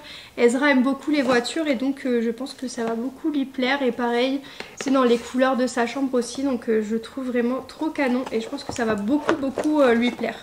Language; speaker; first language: French; native; French